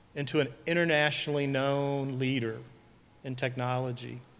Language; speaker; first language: English; native; English